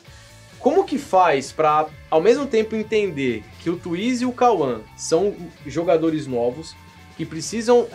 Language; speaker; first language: Portuguese; native; Portuguese